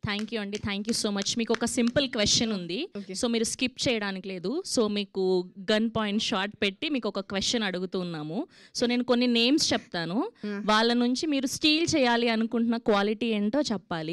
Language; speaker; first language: Telugu; native; Telugu